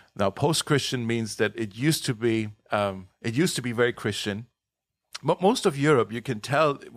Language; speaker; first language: English; non-native, fluent; German